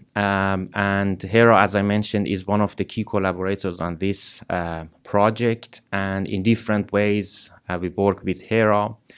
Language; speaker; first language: English; non-native, fluent; Persian